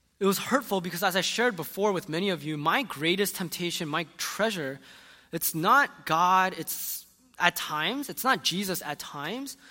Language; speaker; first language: English; early bilingual, other home language; Korean